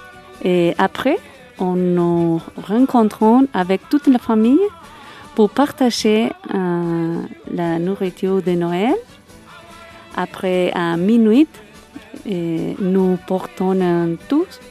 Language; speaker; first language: French; non-native, learner; Spanish